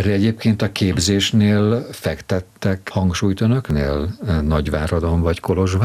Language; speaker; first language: Hungarian; native; Hungarian